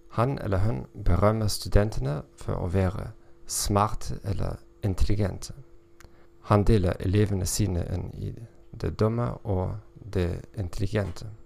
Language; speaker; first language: Norwegian; non-native, learner; German